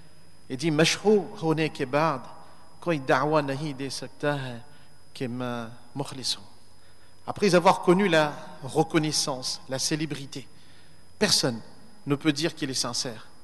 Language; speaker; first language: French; native; French